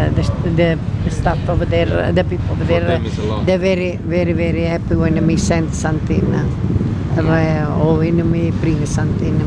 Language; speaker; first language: English; non-native, learner; Italian